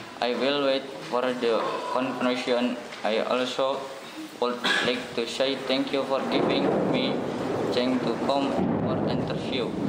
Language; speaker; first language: English; non-native, learner; Indonesian